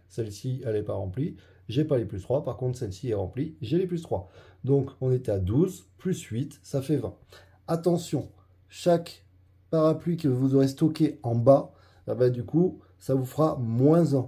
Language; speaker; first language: French; native; French